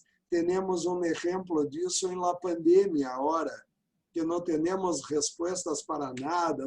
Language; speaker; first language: Spanish; non-native, learner; Portuguese